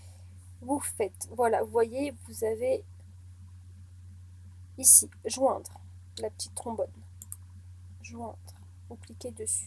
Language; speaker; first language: French; native; French